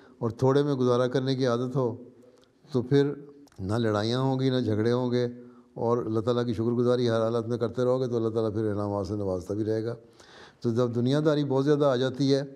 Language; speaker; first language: Urdu; native; Urdu